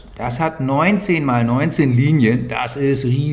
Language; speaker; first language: German; native; German